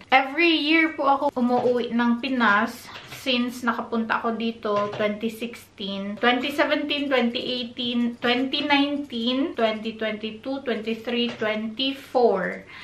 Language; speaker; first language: Filipino; non-native, local second language; Cebuano